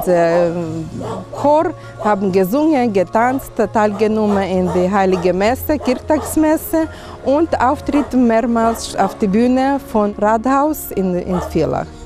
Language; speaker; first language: German; non-native, local second language; Ukrainian